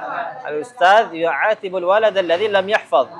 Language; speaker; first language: Arabic; non-native, fluent; Indonesian